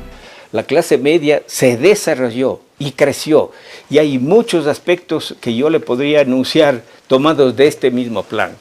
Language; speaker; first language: Spanish; native; Spanish